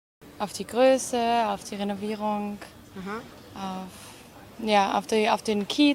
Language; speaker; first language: German; native; German